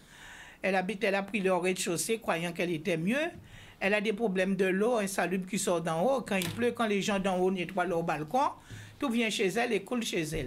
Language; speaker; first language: French; non-native, local second language; Guadeloupean Creole French